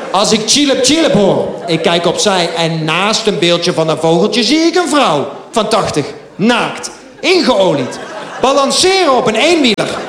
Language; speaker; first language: Dutch; native; Dutch